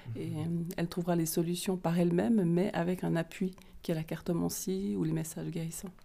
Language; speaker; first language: French; native; French